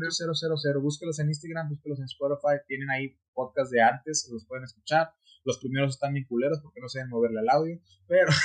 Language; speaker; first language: Spanish; early bilingual, heritage; Spanish